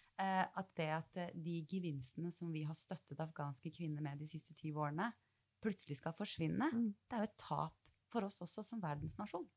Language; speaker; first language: Norwegian; early bilingual, other home language; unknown